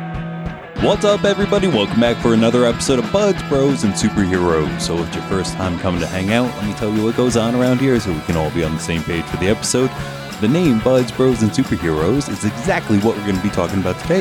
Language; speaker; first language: English; native; English